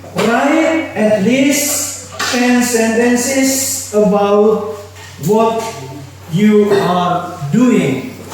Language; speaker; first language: English; non-native, fluent; Indonesian